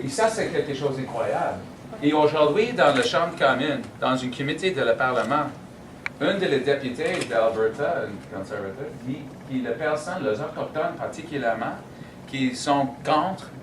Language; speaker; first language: French; non-native, learner; English